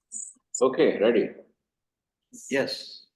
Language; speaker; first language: English; non-native, learner; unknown